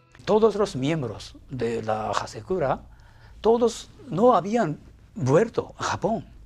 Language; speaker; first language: Spanish; non-native, fluent; Japanese